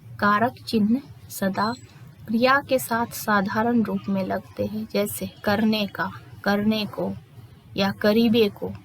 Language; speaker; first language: Hindi; native; Hindi